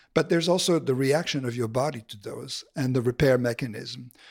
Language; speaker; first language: English; non-native, fluent; French